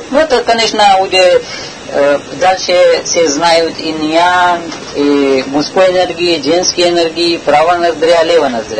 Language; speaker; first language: Russian; non-native, learner; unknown